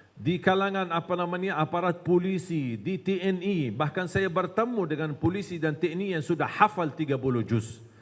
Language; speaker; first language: Malay; non-native, fluent; Arabic